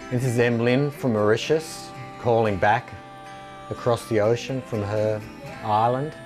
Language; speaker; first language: English; native; English